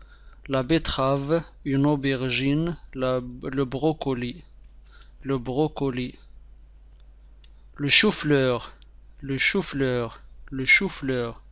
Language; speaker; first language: French; non-native, fluent; Arabic